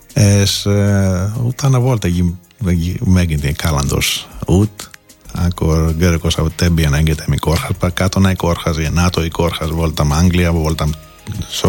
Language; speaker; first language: Hungarian; non-native, fluent; Greek